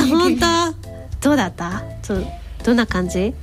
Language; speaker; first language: Japanese; native; Japanese